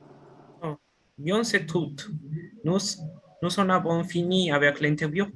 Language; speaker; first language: French; non-native, learner; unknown